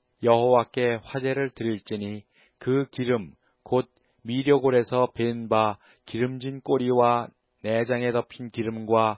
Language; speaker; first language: Korean; native; Korean